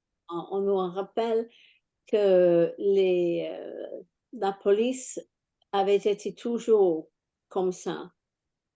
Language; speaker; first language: French; non-native, fluent; English